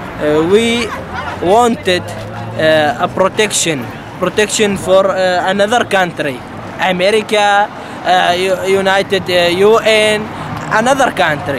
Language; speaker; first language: English; non-native, learner; Arabic